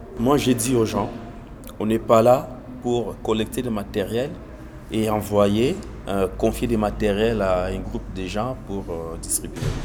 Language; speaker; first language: French; non-native, local second language; Lingala